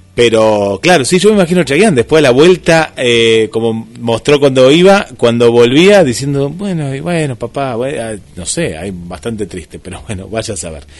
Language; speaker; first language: Spanish; native; Spanish